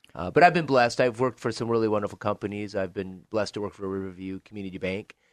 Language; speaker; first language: English; native; English